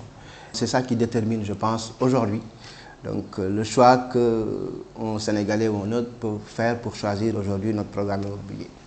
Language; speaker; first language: French; non-native, local second language; Wolof